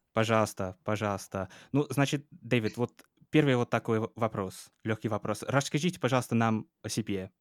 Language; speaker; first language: Russian; non-native, fluent; English